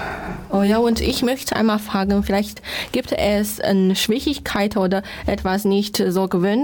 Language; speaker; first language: German; non-native, learner; Chinese